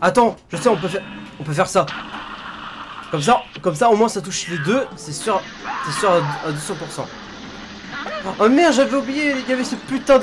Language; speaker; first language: French; native; French